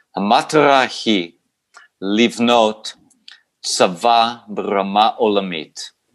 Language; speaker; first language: Hebrew; non-native, fluent; English